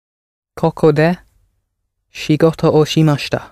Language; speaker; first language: Japanese; non-native, learner; English